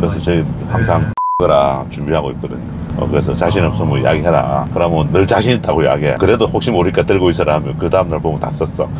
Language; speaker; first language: Korean; native; Korean